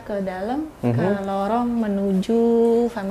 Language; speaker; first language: Indonesian; native; Indonesian